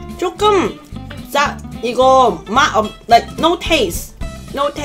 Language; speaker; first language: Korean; non-native, learner; Cantonese